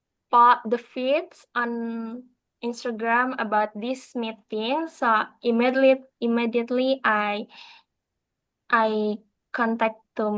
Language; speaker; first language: English; non-native, learner; Indonesian